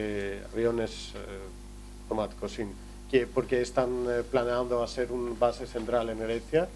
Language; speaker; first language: Spanish; non-native, learner; Greek